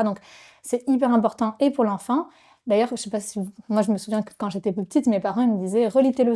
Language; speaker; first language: French; native; French